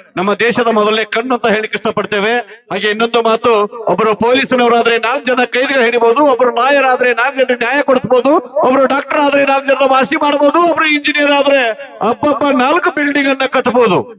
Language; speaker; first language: Kannada; native; Kannada